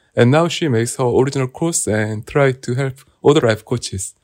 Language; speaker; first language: English; non-native, learner; Korean